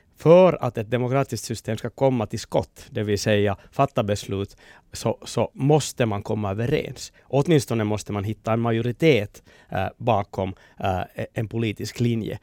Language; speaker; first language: Swedish; native; Swedish